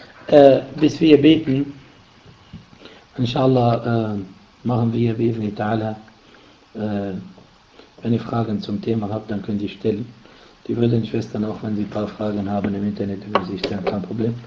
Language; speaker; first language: German; non-native, fluent; Arabic